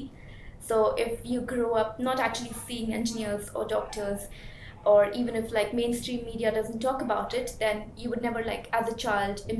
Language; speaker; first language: English; non-native, local second language; Hindi